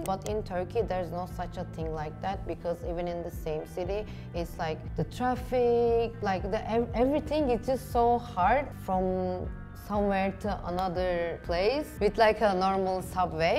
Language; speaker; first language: English; non-native, fluent; Turkish